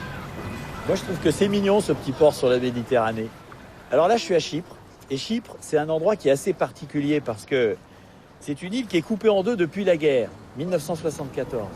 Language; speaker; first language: French; native; French